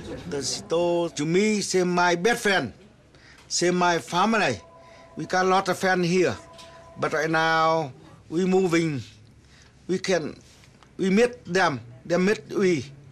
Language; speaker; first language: English; non-native, learner; Vietnamese